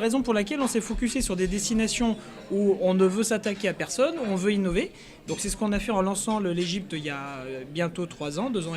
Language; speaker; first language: French; native; French